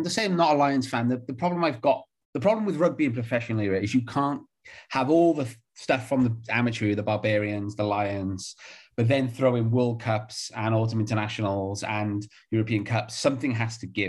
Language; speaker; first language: English; native; English